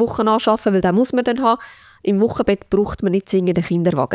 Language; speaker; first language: German; native; German